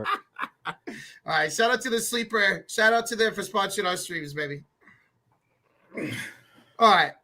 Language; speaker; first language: English; native; English